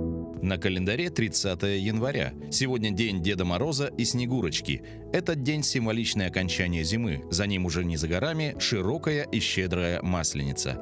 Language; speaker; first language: Russian; native; Russian